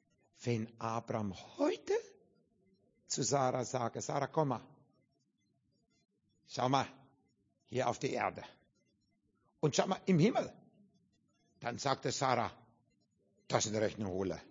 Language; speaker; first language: German; non-native, learner; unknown